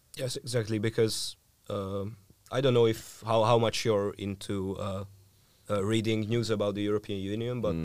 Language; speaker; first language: English; non-native, fluent; Hungarian